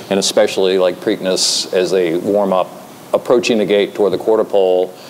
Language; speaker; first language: English; native; English